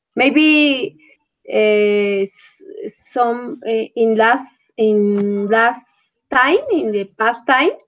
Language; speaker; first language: English; non-native, learner; Spanish